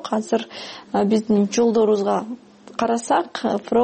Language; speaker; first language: Kyrgyz; non-native, fluent; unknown